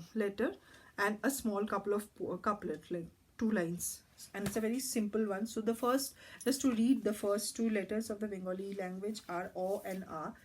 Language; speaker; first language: English; non-native, local second language; Bangla